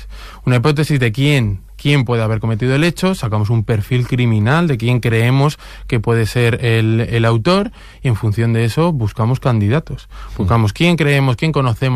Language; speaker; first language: Spanish; native; Spanish